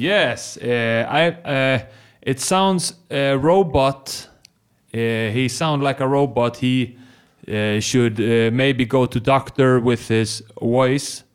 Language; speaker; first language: English; non-native, fluent; Swedish